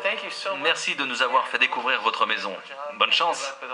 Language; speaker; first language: French; native; French